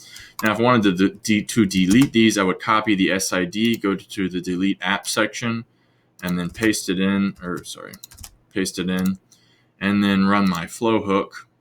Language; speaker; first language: English; native; English